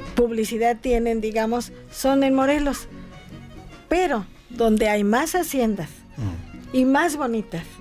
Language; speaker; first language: Spanish; native; Spanish